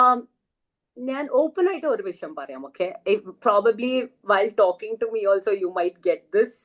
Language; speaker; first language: Malayalam; non-native, learner; Telugu